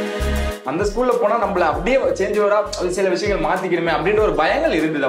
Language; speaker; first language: Tamil; native; Tamil